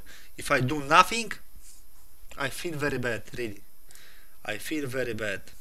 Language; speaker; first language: English; non-native, learner; Polish